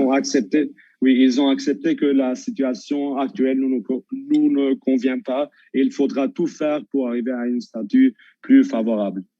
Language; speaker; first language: French; non-native, local second language; Armenian